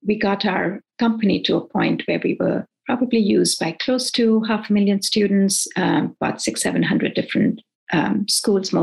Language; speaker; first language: English; non-native, local second language; Hindi